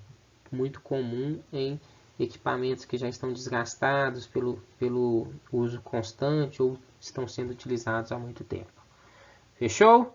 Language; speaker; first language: Portuguese; native; Portuguese